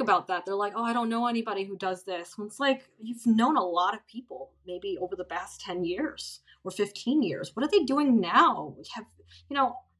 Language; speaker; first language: English; native; English